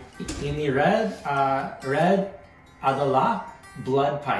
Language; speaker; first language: Indonesian; non-native, learner; English